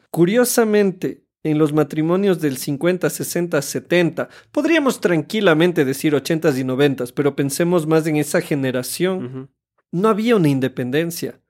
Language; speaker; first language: Spanish; native; Spanish